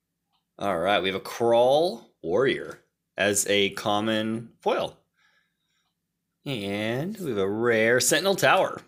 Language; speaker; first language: English; native; English